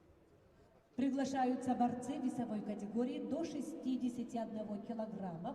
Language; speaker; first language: Russian; native; Russian